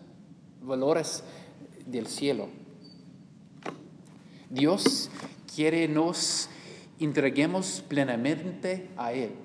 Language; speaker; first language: Spanish; non-native, learner; English